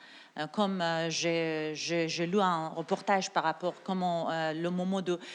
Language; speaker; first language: French; non-native, learner; Persian